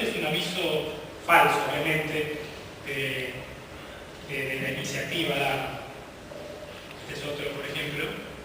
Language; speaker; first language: Spanish; native; Spanish